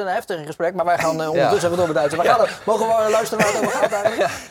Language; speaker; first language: Dutch; native; Dutch